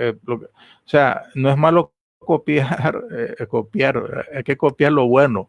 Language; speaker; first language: Spanish; native; Spanish